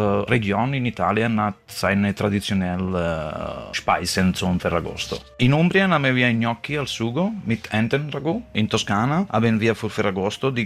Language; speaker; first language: German; non-native, learner; Italian